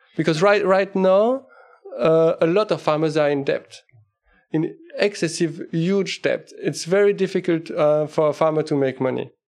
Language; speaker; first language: English; non-native, fluent; French